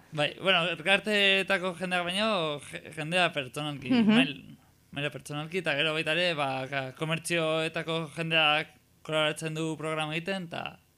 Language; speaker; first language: Basque; non-native, local second language; Spanish